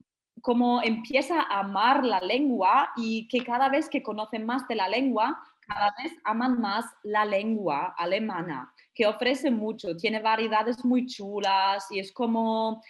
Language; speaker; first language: Spanish; non-native, fluent; German